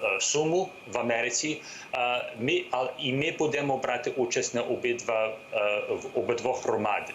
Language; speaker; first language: Ukrainian; early bilingual, heritage; English